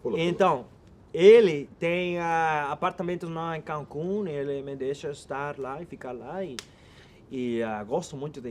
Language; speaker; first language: Portuguese; non-native, learner; Spanish